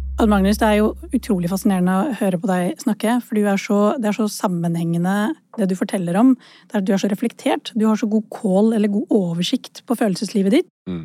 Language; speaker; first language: Norwegian; early bilingual, other home language; Urdu